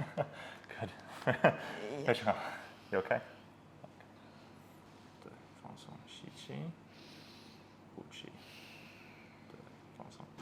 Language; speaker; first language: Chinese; non-native, learner; English